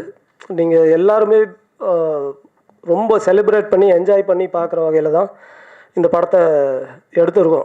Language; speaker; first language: Tamil; native; Tamil